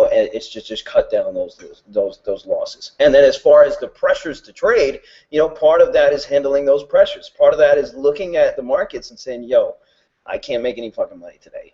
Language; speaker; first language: English; native; English